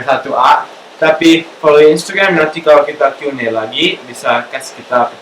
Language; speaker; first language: Indonesian; non-native, local second language; English